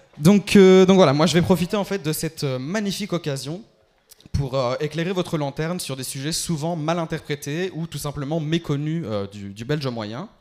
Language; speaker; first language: French; early bilingual, other home language; Albanian